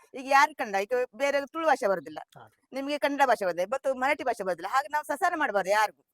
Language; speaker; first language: Kannada; non-native, local second language; Tulu